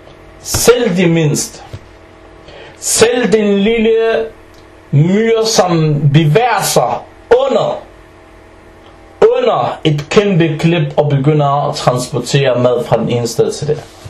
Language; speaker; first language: Danish; early bilingual, other home language; Arabic